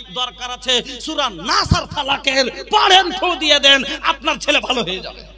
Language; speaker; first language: Bangla; native; Bangla